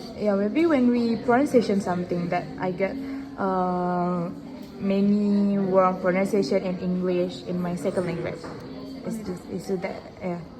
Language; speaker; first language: English; non-native, learner; Indonesian